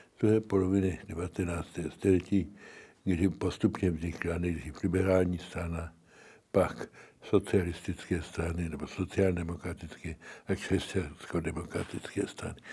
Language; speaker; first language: Czech; early bilingual, heritage; Czech